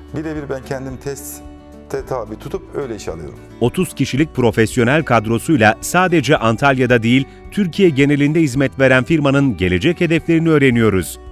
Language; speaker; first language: Turkish; native; Turkish